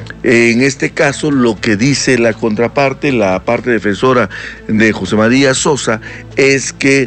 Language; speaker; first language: Spanish; native; Spanish